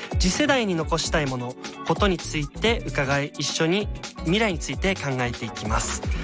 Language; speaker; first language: Japanese; early bilingual, other home language; German